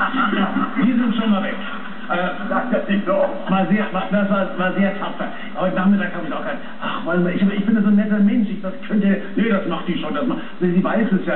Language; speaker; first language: German; native; German